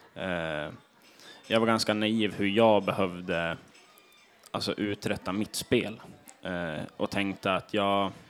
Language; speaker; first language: Swedish; native; Swedish